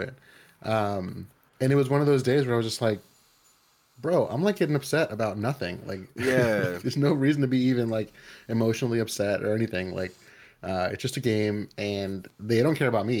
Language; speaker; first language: English; early bilingual, other home language; Spanish